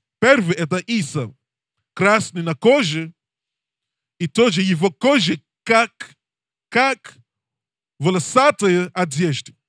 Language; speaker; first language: Russian; non-native, learner; English